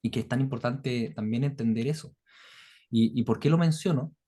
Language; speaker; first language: Spanish; native; Spanish